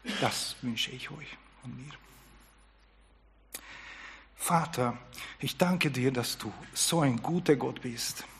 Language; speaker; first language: German; non-native, fluent; Hungarian